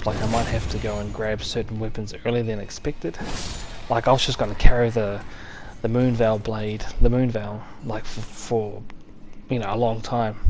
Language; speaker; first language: English; native; English